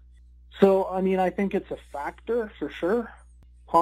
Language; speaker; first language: English; native; English